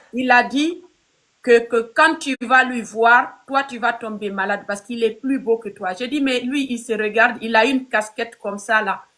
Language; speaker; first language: French; non-native, local second language; Fula